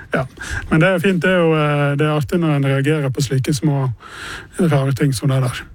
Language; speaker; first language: Norwegian; native; Norwegian